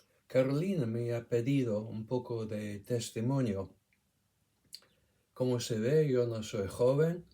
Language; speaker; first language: Spanish; non-native, fluent; English